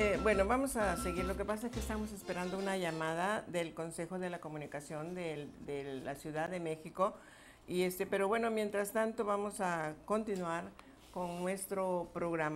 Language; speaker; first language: Spanish; native; Spanish